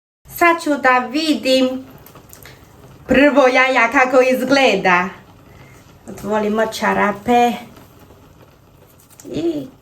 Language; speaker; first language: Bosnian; non-native, learner; Chinese